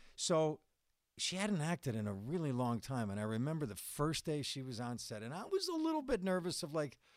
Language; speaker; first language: English; native; English